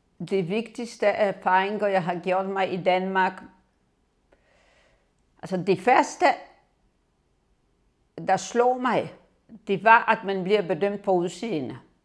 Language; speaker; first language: Danish; non-native, fluent; Polish